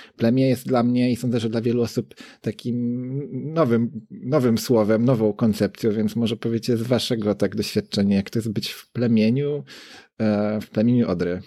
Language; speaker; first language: Polish; native; Polish